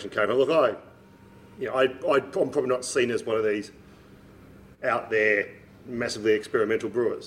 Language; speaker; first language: English; native; English